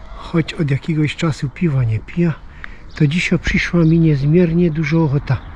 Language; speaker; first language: Polish; native; Polish